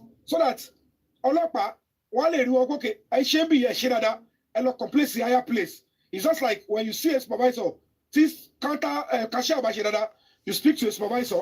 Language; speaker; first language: English; non-native, local second language; Yoruba